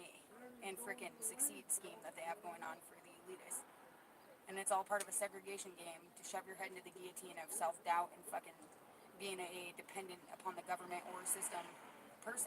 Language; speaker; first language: English; native; English